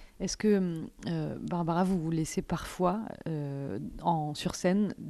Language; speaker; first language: French; native; French